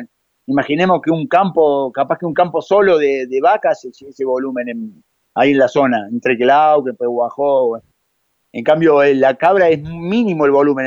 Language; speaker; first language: Spanish; native; Spanish